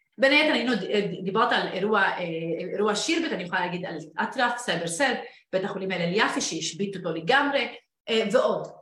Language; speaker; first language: Hebrew; non-native, local second language; Arabic